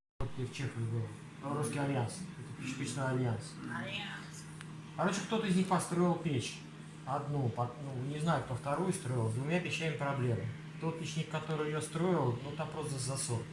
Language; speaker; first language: Russian; native; Russian